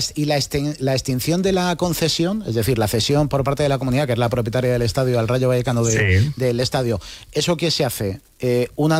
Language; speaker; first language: Spanish; native; Spanish